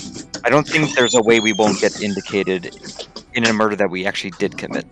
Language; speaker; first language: English; native; English